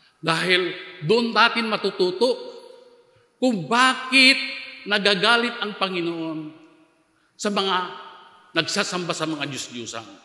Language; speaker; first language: Filipino; non-native, local second language; Iloko